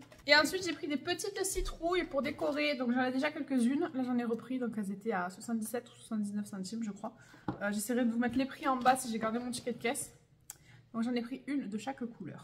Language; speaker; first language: French; native; French